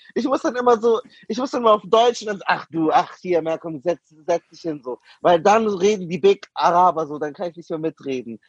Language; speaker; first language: German; native; German